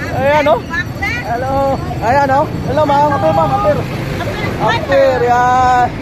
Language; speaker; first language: Filipino; non-native, local second language; Cebuano